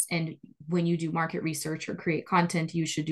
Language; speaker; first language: English; non-native, fluent; Portuguese